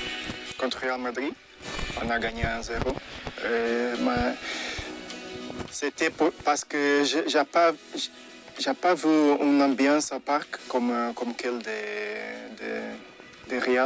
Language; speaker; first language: French; non-native, fluent; Portuguese